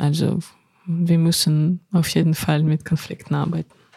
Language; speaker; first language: German; non-native, fluent; Russian